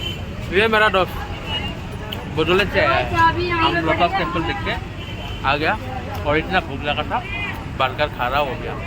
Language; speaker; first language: Hindi; non-native, local second language; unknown